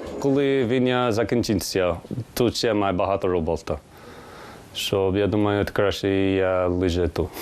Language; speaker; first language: Ukrainian; non-native, learner; English